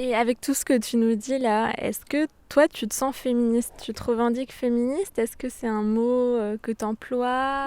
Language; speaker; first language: French; native; French